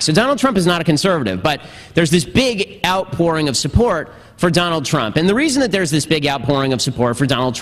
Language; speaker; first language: English; native; English